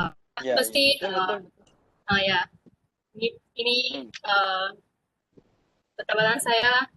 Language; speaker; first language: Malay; non-native, local second language; Chinese